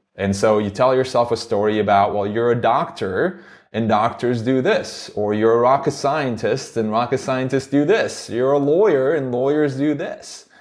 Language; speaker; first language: English; non-native, fluent; Turkish